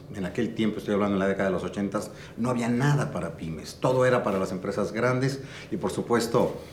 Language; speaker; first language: Spanish; native; Spanish